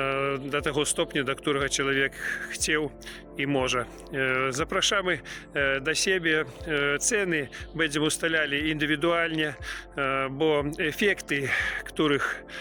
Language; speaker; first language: Polish; non-native, learner; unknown